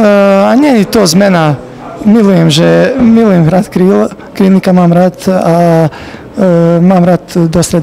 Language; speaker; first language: Slovak; non-native, learner; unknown